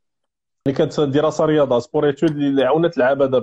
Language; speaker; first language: Arabic; native; Arabic